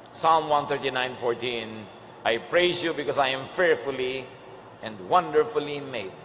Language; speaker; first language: English; non-native, local second language; Filipino